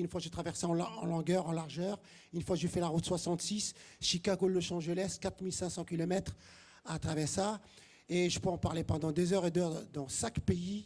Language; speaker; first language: French; non-native, local second language; Arabic